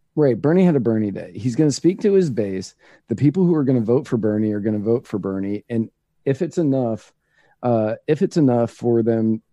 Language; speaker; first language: English; native; English